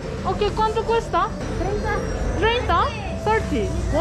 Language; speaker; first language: Spanish; non-native, learner; Turkish